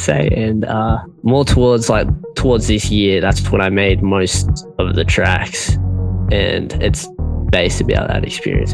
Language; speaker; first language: English; native; English